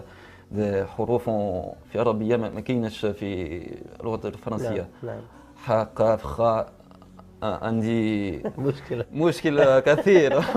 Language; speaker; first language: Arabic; non-native, learner; French